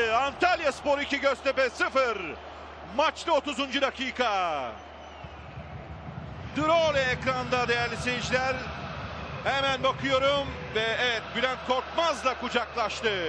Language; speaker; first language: Turkish; native; Turkish